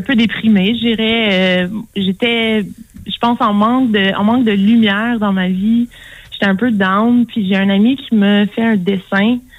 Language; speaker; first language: French; native; French